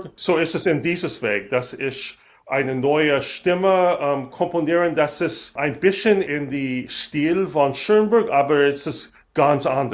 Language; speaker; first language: German; non-native, learner; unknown